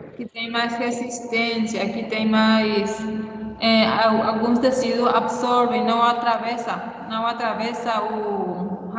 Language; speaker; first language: Portuguese; non-native, fluent; Spanish